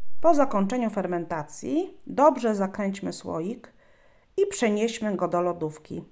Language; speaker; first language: Polish; native; Polish